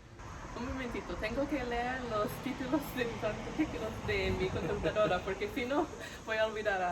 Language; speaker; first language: Spanish; non-native, learner; English